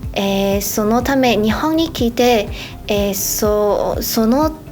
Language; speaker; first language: Japanese; non-native, fluent; Vietnamese